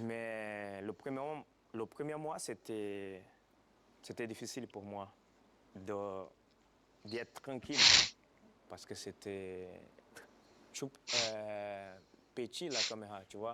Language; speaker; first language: French; non-native, fluent; Portuguese